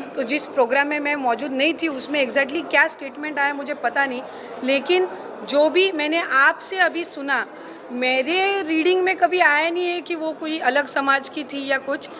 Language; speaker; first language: Hindi; non-native, local second language; Marathi